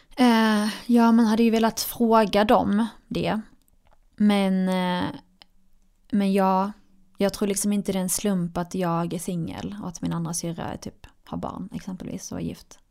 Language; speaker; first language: Swedish; early bilingual, other home language; Arabic